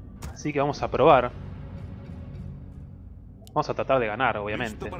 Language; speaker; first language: Spanish; native; Spanish